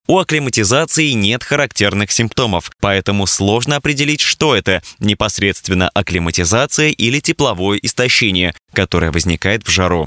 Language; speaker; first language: Russian; native; Russian